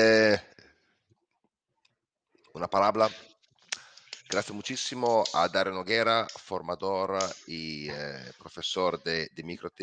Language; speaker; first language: Spanish; non-native, learner; Italian